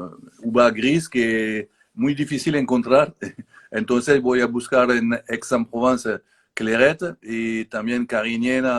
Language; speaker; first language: Spanish; non-native, learner; French